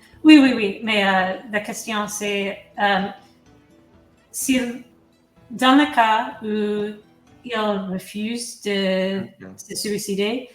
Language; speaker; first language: French; non-native, fluent; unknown